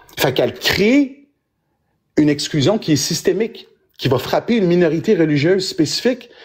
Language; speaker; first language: French; early bilingual, other home language; Arabic